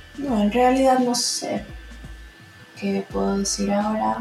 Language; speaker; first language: Spanish; early bilingual, heritage; Spanish